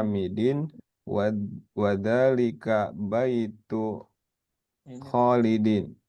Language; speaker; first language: Arabic; non-native, learner; Indonesian